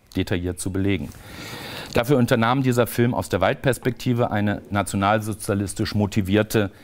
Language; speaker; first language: German; native; German